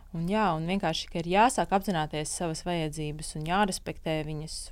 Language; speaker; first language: Latvian; native; Latvian